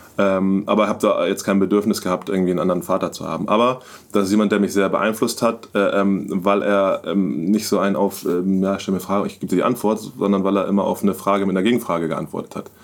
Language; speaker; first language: German; native; German